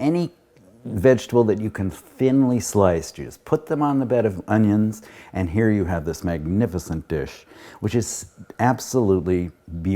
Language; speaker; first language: English; native; English